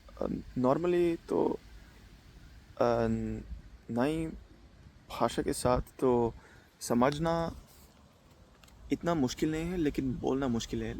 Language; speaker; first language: Hindi; non-native, learner; Dutch